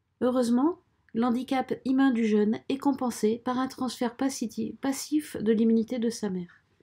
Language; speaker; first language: French; native; French